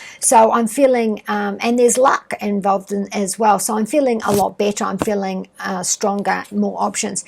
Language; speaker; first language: English; native; English